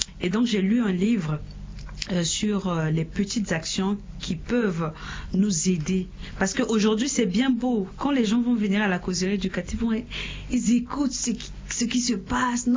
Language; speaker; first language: French; non-native, local second language; Sango